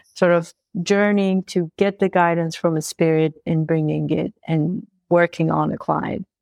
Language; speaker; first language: English; early bilingual, other home language; Persian